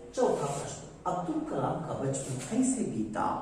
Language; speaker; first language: Hindi; non-native, local second language; Kannada